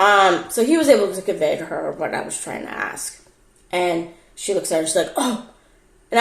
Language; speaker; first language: English; native; English